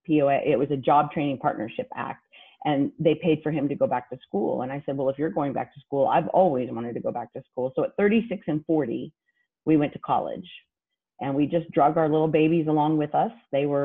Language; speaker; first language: English; native; English